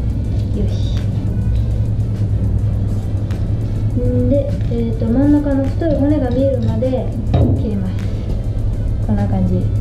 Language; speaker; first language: Japanese; native; Japanese